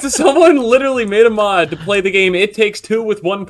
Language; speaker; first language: English; native; English